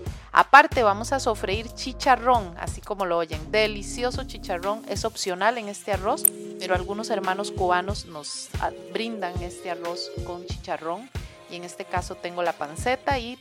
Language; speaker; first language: Spanish; native; Spanish